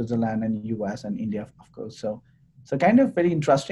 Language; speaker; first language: English; non-native, local second language; Hindi